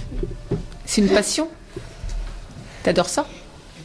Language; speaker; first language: French; native; French